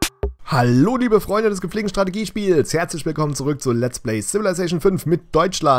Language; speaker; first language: German; native; German